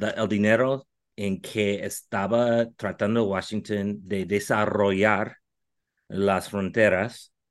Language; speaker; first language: Spanish; non-native, fluent; English